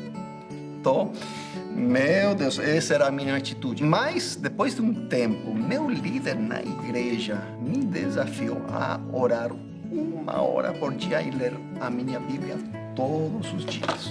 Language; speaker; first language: Portuguese; non-native, fluent; English